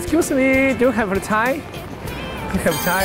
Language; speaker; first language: English; non-native, learner; Chinese